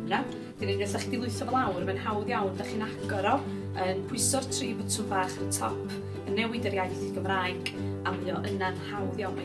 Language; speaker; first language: Welsh; native; Welsh